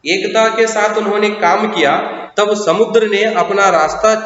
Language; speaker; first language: Hindi; non-native, local second language; Kannada